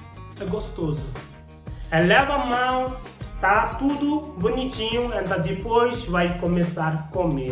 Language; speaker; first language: Portuguese; non-native, learner; Hindi